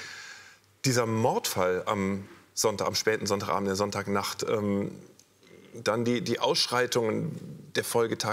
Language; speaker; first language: German; native; German